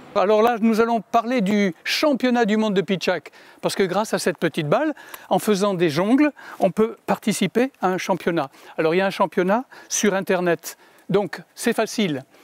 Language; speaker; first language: French; native; French